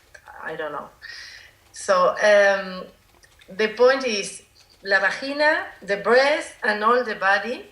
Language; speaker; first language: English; non-native, learner; Spanish